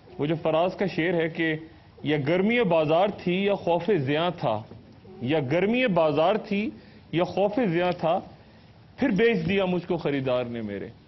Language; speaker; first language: Urdu; native; Urdu